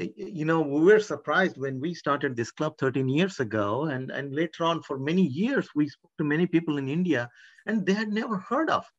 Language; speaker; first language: English; non-native, local second language; Kannada